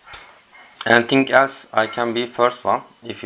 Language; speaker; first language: English; non-native, learner; Turkish